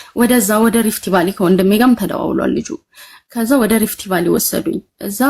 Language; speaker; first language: Amharic; native; Amharic